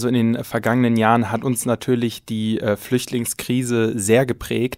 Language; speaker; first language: German; native; German